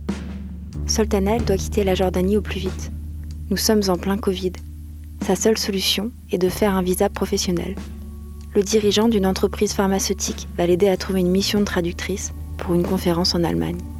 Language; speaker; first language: French; native; French